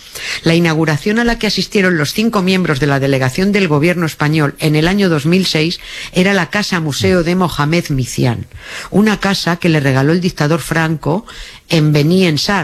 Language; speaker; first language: Spanish; native; Spanish